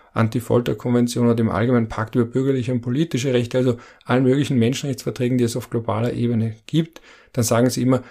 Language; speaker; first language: German; native; German